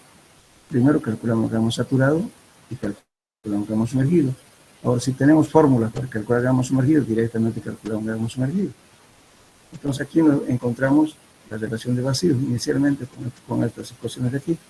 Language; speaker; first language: Spanish; native; Spanish